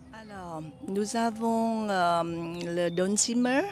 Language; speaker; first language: French; non-native, fluent; Vietnamese